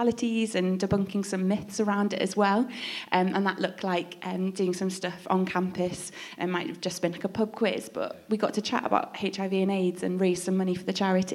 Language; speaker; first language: English; native; English